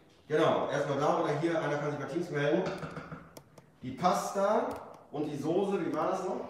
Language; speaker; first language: German; native; German